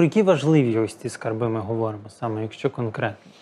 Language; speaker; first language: Ukrainian; native; Ukrainian